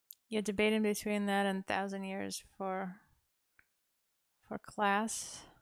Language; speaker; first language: English; non-native, fluent; Russian